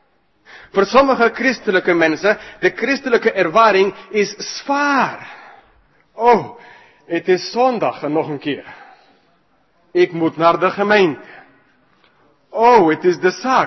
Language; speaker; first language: Dutch; non-native, fluent; English